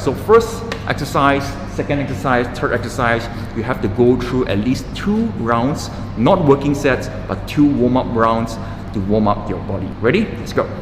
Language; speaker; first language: English; non-native, local second language; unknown